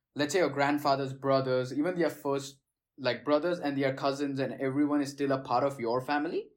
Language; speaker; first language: English; non-native, local second language; Gujarati